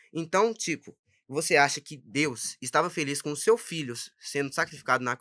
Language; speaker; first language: Portuguese; native; Portuguese